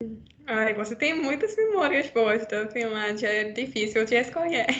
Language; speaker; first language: Portuguese; non-native, learner; Finnish